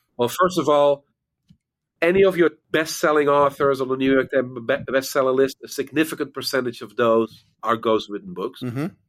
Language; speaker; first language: English; non-native, fluent; Dutch